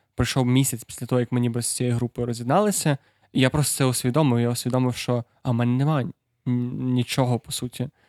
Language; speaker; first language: Ukrainian; non-native, local second language; Russian